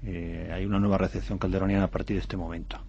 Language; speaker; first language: Spanish; native; Spanish